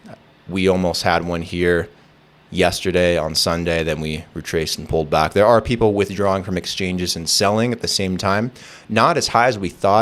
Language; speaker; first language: English; native; English